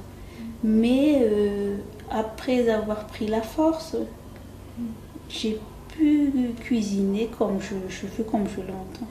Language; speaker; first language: French; non-native, local second language; Malagasy